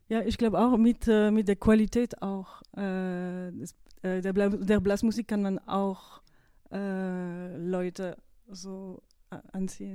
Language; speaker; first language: German; non-native, fluent; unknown